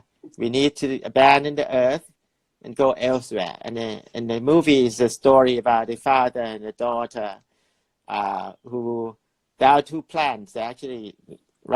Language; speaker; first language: English; non-native, fluent; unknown